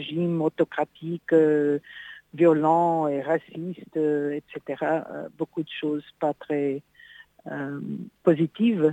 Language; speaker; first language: French; non-native, fluent; Portuguese